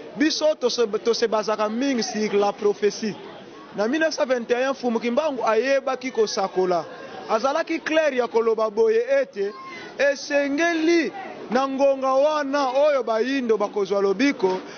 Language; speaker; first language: Lingala; non-native, local second language; Kongo